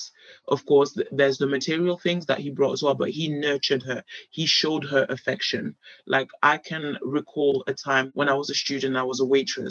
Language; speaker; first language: English; native; English